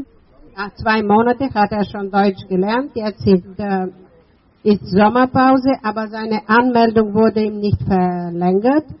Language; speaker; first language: German; non-native, fluent; Bulgarian